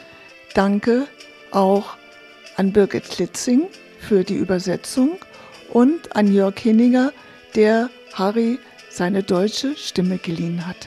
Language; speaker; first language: German; native; German